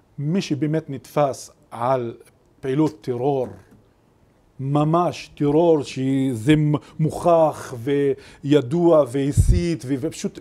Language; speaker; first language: Hebrew; non-native, local second language; Arabic